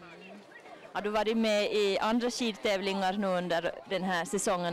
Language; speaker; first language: Swedish; native; Swedish